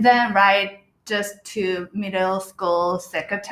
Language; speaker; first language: English; non-native, learner; Korean